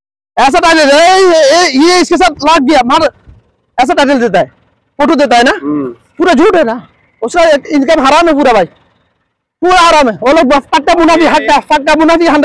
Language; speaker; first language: Hindi; non-native, learner; Bangla